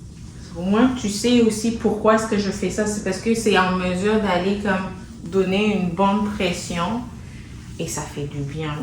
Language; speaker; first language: French; native; French